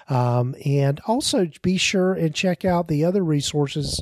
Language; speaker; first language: English; native; English